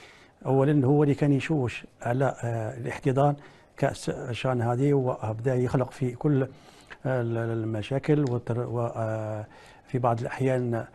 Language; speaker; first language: Arabic; native; Arabic